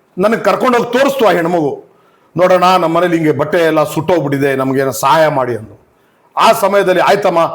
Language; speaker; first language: Kannada; non-native, local second language; Urdu